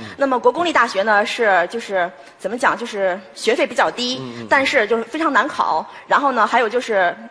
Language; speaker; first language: Chinese; native; Chinese